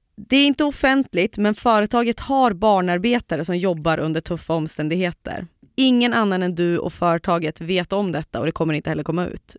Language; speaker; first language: Swedish; native; Swedish